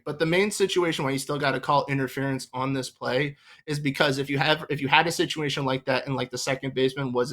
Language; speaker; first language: English; native; English